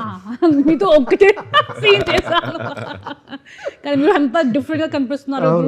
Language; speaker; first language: Telugu; non-native, learner; Hindi